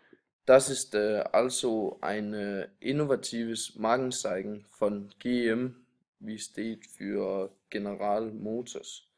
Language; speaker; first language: German; non-native, learner; Danish